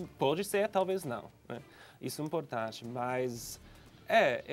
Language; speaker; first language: Portuguese; non-native, fluent; English